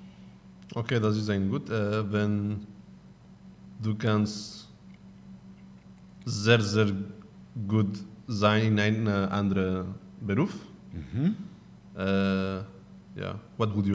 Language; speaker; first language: German; non-native, learner; Spanish